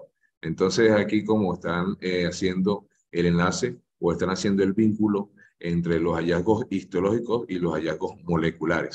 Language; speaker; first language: Spanish; native; Spanish